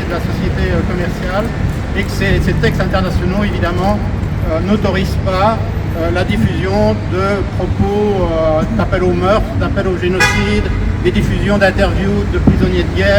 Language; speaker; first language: French; native; French